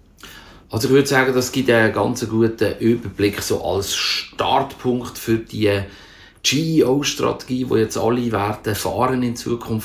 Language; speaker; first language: German; native; German